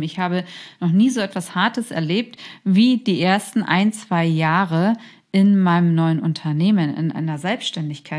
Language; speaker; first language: German; native; German